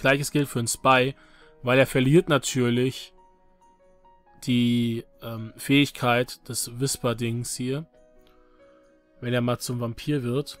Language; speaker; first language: German; native; German